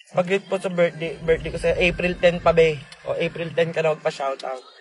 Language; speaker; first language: Filipino; native; Filipino